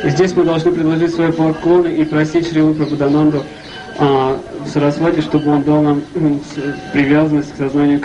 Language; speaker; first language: Russian; native; Russian